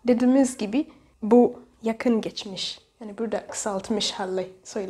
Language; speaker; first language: Turkish; non-native, fluent; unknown